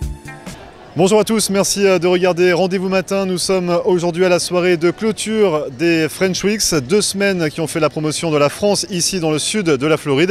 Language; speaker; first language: French; native; French